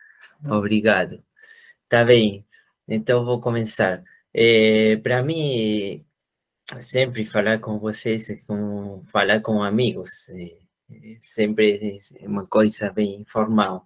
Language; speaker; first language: Portuguese; non-native, fluent; Spanish